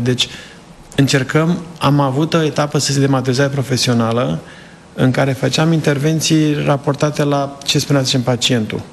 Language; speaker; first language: Romanian; native; Romanian